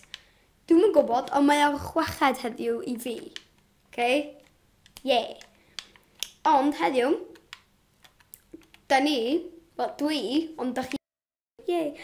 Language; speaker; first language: Welsh; non-native, local second language; English